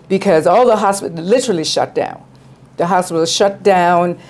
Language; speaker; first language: English; native; English